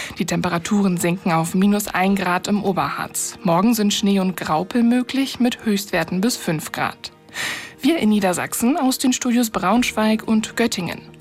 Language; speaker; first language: German; native; German